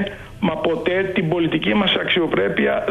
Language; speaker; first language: Greek; native; Greek